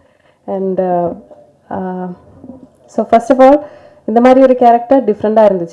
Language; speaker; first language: Tamil; non-native, learner; Malayalam